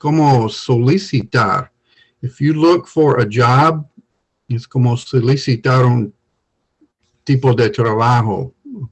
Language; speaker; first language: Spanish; non-native, learner; English